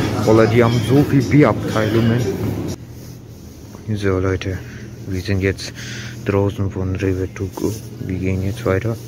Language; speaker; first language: German; early bilingual, other home language; Turkish